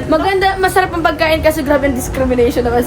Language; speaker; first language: Filipino; native; Filipino